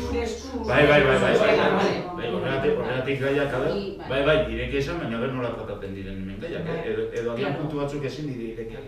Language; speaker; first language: Basque; native; Basque